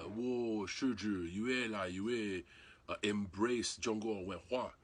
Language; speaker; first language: Chinese; non-native, learner; English